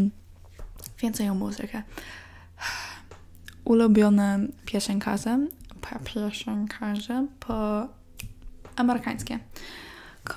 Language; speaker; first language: Polish; early bilingual, heritage; English